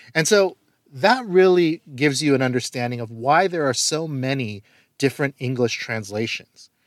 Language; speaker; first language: English; early bilingual, other home language; Korean